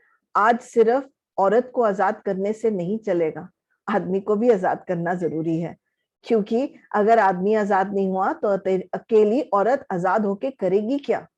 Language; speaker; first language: Hindi; native; Hindi